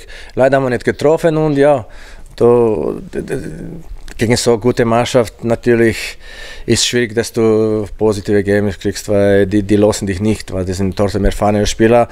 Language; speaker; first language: German; non-native, fluent; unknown